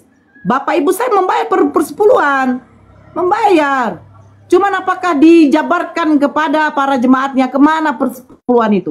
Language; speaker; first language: Indonesian; native; Indonesian